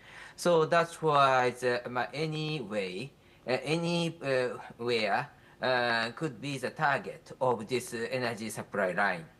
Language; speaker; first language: English; non-native, fluent; Japanese